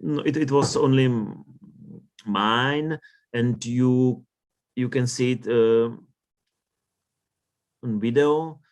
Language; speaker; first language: English; non-native, learner; Czech